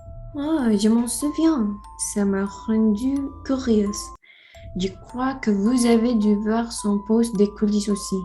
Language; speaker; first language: French; non-native, learner; Indonesian